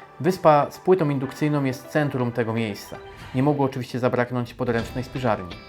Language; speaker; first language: Polish; native; Polish